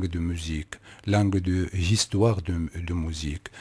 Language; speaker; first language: French; non-native, learner; Kurdish